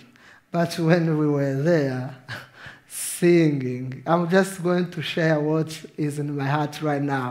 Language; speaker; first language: English; non-native, local second language; Kinyarwanda